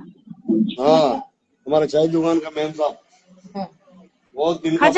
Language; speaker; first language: Hindi; non-native, local second language; Tibetan